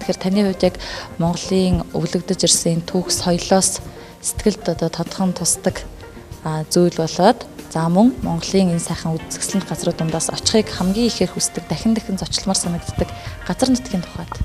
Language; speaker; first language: Mongolian; native; Mongolian